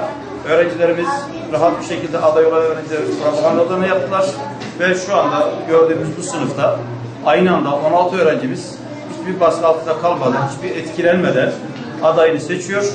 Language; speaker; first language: Turkish; native; Turkish